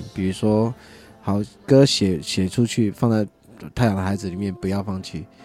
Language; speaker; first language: Chinese; native; Chinese